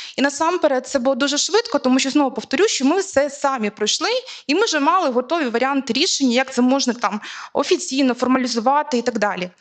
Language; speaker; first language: Ukrainian; native; Ukrainian